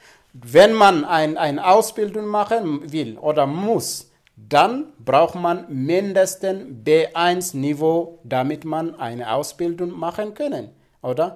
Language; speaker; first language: German; non-native, fluent; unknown